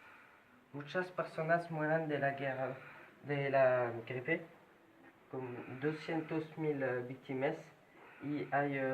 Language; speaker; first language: Spanish; non-native, learner; French